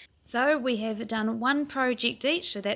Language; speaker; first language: English; native; English